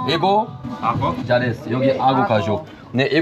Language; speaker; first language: Korean; non-native, learner; Arabic